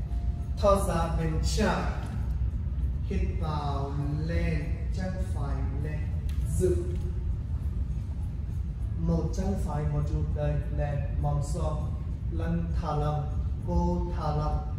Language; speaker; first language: Vietnamese; non-native, learner; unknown